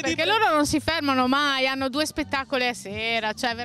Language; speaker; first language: Italian; native; Italian